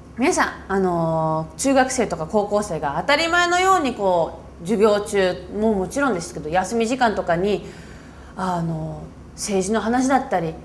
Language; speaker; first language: Japanese; early bilingual, heritage; Japanese